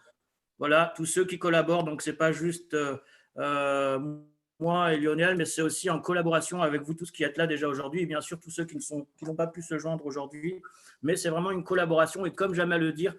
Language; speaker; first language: French; native; French